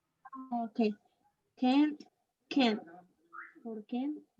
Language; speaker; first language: English; non-native, learner; Spanish